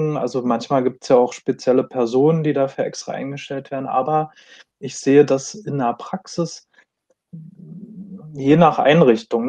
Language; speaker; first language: German; native; German